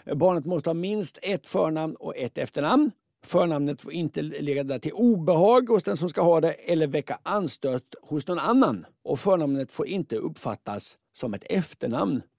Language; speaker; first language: Swedish; native; Swedish